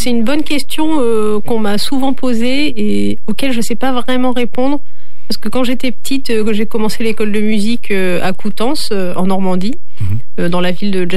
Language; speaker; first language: French; native; French